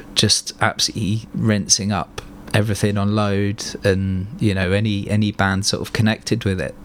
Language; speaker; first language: English; native; English